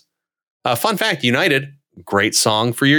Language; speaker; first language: English; native; English